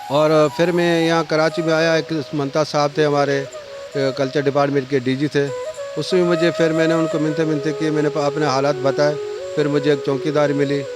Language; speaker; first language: Urdu; non-native, local second language; Sindhi